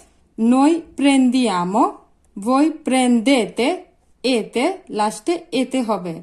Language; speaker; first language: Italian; non-native, fluent; Bangla